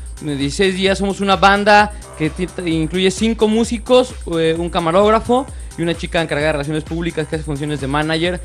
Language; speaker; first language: Spanish; native; Spanish